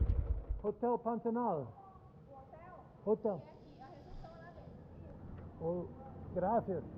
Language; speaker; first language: Spanish; non-native, learner; English